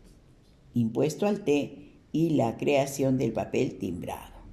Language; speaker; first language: Spanish; native; Spanish